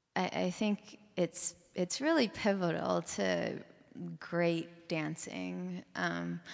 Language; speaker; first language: English; native; English